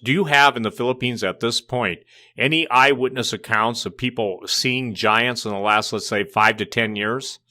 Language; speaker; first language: English; native; English